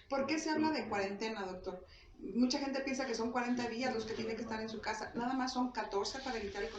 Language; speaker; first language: Spanish; native; Spanish